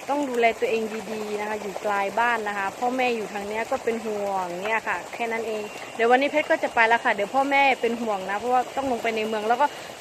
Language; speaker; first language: Thai; non-native, local second language; S'gaw Karen